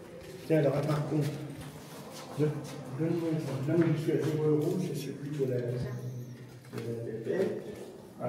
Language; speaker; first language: French; native; French